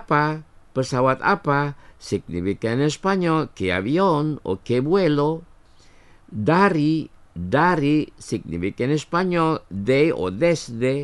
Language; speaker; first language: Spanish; non-native, fluent; Indonesian